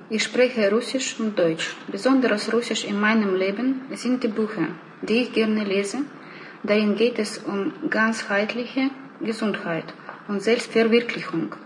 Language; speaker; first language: German; non-native, learner; Russian